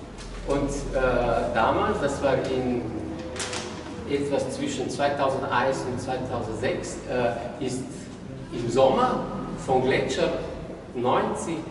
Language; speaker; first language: German; non-native, fluent; Slovenian